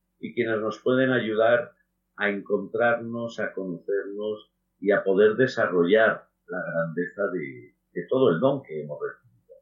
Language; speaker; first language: Spanish; native; Spanish